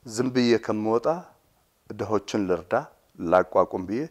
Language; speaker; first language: Amharic; non-native, local second language; Tigrinya